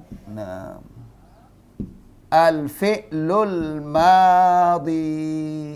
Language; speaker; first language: Arabic; non-native, fluent; Indonesian